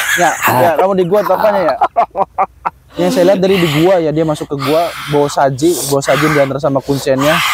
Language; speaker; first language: Indonesian; non-native, local second language; Sundanese